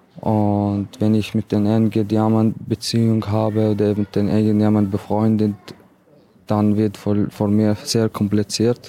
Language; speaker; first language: German; non-native, learner; Arabic